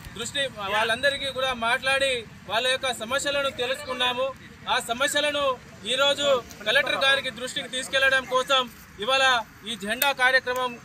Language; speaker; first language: Telugu; non-native, local second language; Lambadi